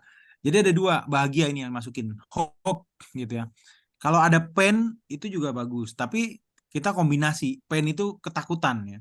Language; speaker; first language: Indonesian; native; Indonesian